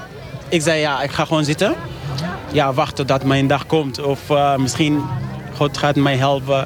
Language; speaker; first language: Dutch; non-native, fluent; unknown